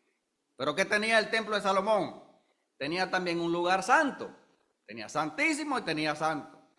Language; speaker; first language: Spanish; native; Spanish